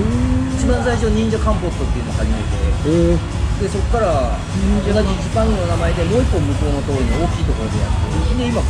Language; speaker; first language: Japanese; native; Japanese